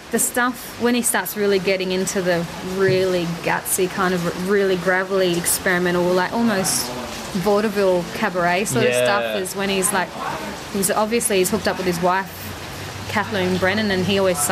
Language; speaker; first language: English; native; English